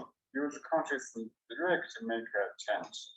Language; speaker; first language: English; non-native, learner; Chinese